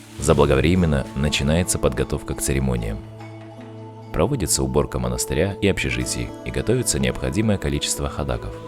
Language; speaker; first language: Russian; native; Russian